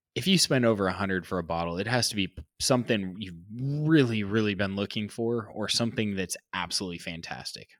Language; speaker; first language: English; native; English